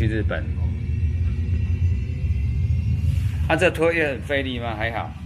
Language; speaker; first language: Chinese; native; Chinese